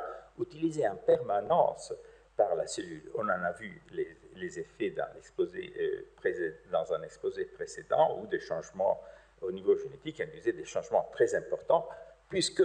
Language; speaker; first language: French; native; French